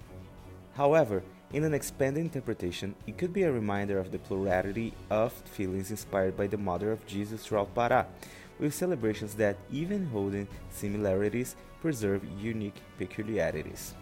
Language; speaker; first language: English; non-native, fluent; Portuguese